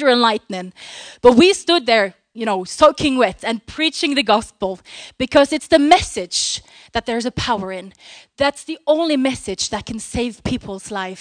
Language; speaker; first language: English; non-native, fluent; Norwegian